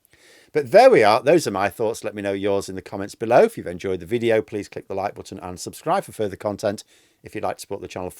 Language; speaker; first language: English; native; English